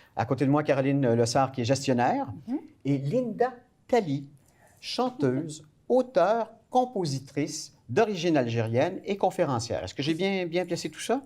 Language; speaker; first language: French; native; French